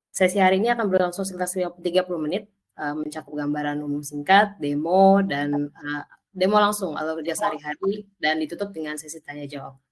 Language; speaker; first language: Indonesian; native; Indonesian